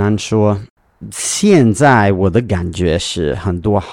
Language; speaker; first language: Chinese; non-native, learner; English